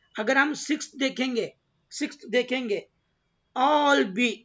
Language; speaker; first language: Hindi; non-native, local second language; Marathi